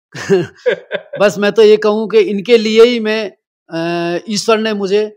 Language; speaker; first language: Hindi; native; Hindi